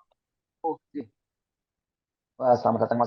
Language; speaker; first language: Indonesian; native; Indonesian